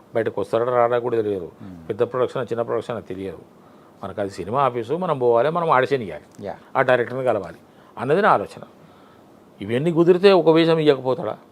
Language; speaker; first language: Telugu; native; Telugu